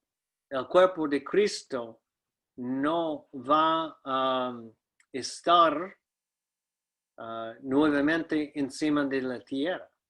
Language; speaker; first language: Spanish; non-native, fluent; English